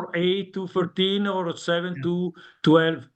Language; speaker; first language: English; non-native, learner; Italian